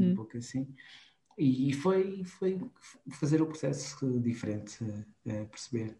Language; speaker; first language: Portuguese; non-native, local second language; Kabuverdianu